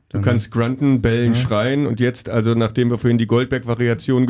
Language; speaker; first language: German; native; German